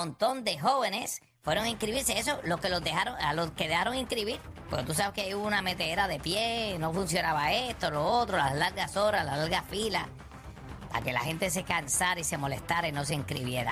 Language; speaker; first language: Spanish; native; Spanish